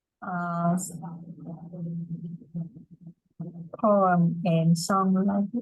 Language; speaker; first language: English; non-native, learner; Vietnamese